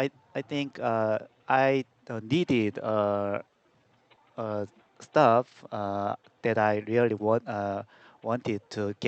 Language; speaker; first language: English; non-native, learner; Korean